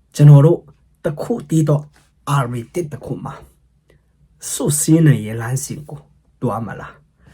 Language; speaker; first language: Burmese; non-native, local second language; Hakha Chin